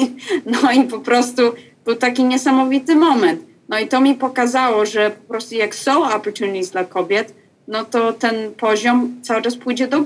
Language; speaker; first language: Polish; early bilingual, heritage; Polish